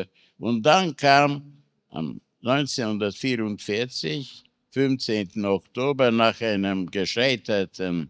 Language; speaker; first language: German; non-native, fluent; Hungarian